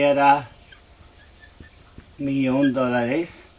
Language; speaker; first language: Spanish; non-native, learner; English